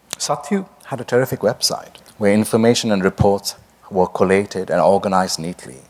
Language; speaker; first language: English; non-native, local second language; Bangla